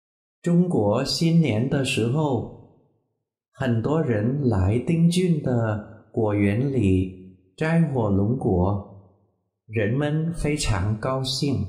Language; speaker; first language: Chinese; non-native, fluent; Vietnamese